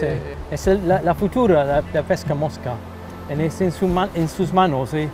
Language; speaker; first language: Spanish; non-native, learner; English